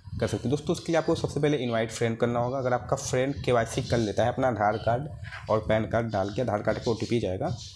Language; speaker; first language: Hindi; native; Hindi